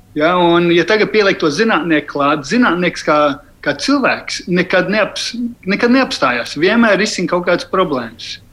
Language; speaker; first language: Latvian; early bilingual, heritage; Latvian